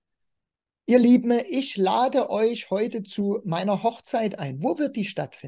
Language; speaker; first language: German; native; German